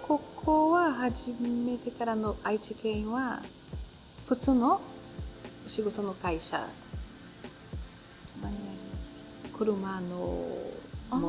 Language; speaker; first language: Japanese; non-native, learner; Portuguese